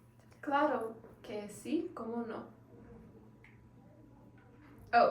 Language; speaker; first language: Spanish; non-native, learner; English